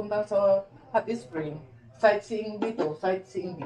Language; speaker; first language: Filipino; non-native, local second language; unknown